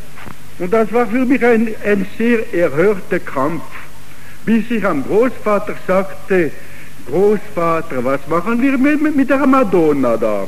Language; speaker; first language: German; non-native, fluent; Italian